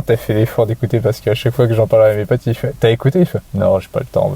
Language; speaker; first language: French; native; French